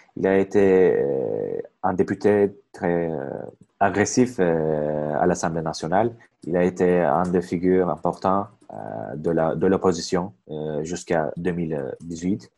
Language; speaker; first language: French; non-native, fluent; Turkish